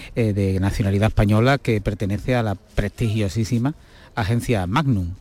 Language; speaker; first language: Spanish; native; Spanish